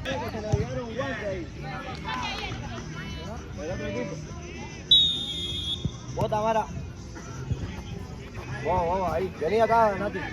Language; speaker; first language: Spanish; native; Spanish